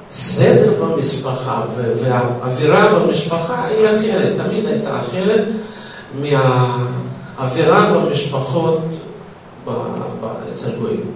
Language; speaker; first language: Hebrew; non-native, fluent; Russian